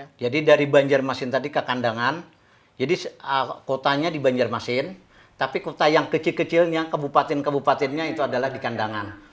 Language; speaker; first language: Malay; non-native, local second language; Banjar